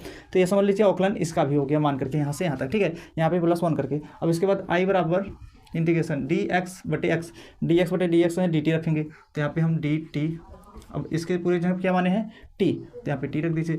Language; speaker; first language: Hindi; native; Hindi